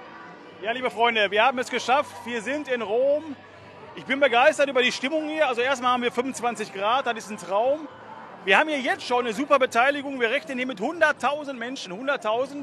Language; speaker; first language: German; native; German